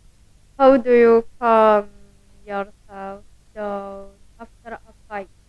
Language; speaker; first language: English; non-native, learner; Indonesian